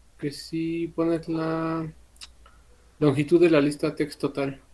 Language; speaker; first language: Spanish; native; Spanish